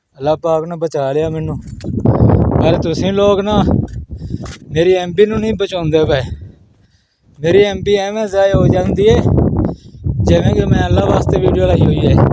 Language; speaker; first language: Punjabi; non-native, local second language; Saraiki